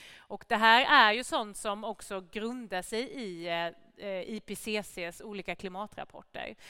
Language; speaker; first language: Swedish; native; Swedish